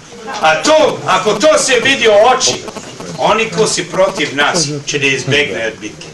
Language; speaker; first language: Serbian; early bilingual, heritage; Serbian